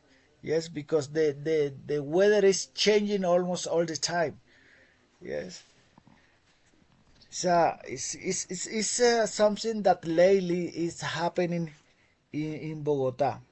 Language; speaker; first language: English; non-native, fluent; Spanish